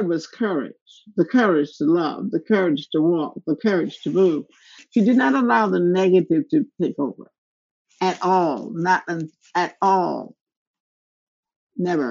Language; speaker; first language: English; native; English